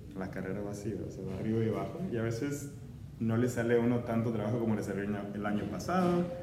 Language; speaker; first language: Spanish; native; Spanish